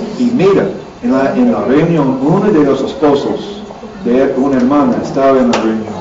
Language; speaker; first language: Spanish; non-native, learner; English